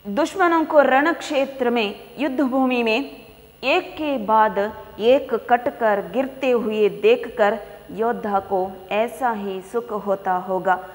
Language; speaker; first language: Hindi; non-native, local second language; Kannada